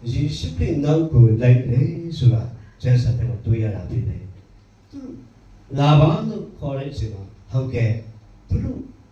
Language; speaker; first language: Burmese; non-native, local second language; Hakha Chin